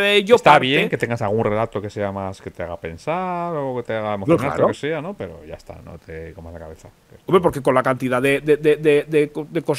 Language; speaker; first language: Spanish; native; Spanish